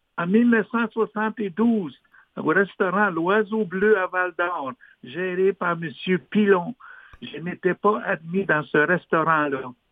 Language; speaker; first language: French; non-native, local second language; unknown